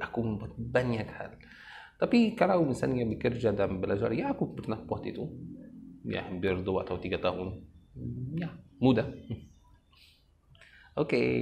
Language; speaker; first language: Indonesian; non-native, fluent; Arabic